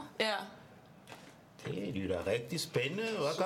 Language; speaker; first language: Danish; non-native, learner; French